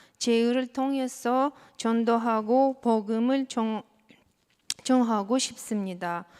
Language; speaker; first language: Korean; non-native, learner; Russian